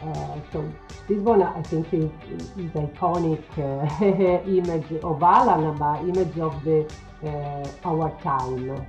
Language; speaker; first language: English; non-native, learner; Italian